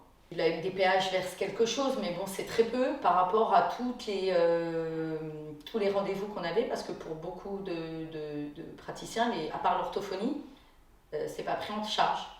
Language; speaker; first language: French; native; French